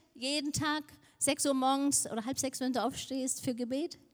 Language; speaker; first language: German; non-native, fluent; Danish